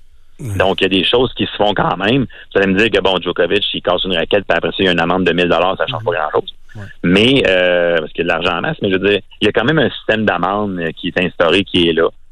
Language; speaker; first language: French; native; French